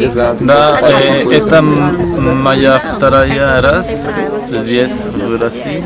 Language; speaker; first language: Russian; non-native, learner; Spanish